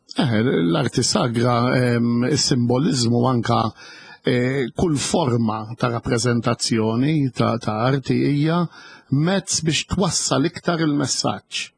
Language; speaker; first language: Maltese; native; Maltese